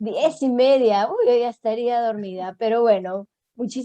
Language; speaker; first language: Spanish; native; Spanish